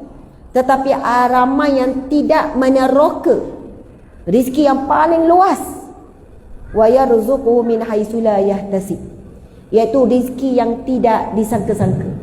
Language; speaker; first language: Malay; native; Malay